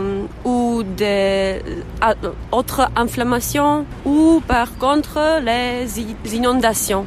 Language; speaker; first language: French; non-native, fluent; Czech